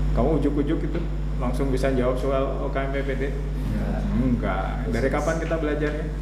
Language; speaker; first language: Indonesian; native; Indonesian